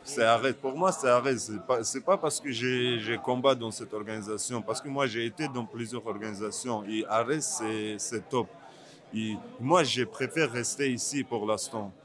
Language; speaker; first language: French; non-native, learner; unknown